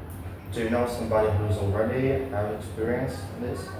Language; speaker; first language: English; non-native, learner; Vietnamese